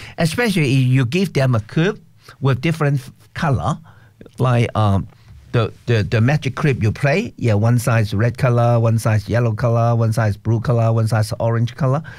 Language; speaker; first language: English; non-native, local second language; Cantonese